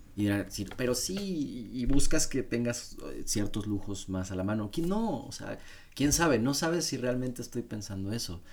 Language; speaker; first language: Spanish; native; Spanish